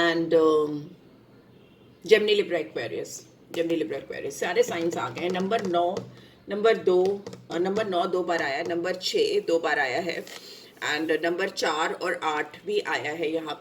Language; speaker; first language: Hindi; native; Hindi